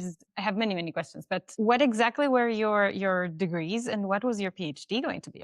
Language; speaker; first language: English; non-native, fluent; German